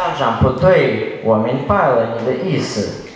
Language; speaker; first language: Chinese; non-native, learner; Russian